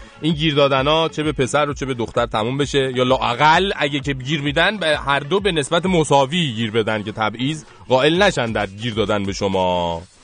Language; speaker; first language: Persian; native; Persian